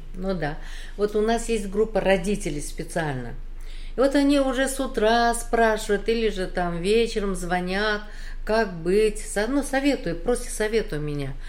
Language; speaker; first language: Russian; native; Russian